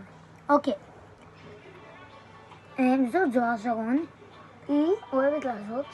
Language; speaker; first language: Hebrew; native; Hebrew